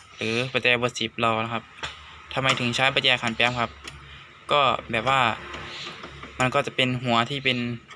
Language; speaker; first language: Thai; native; Thai